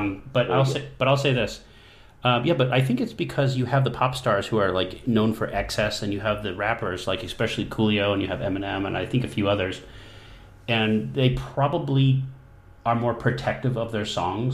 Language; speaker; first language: English; native; English